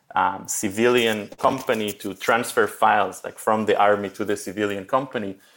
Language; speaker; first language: English; early bilingual, other home language; Spanish